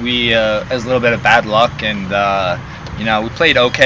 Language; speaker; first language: English; native; English